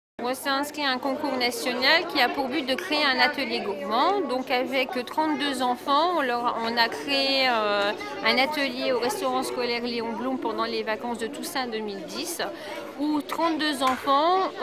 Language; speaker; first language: French; native; French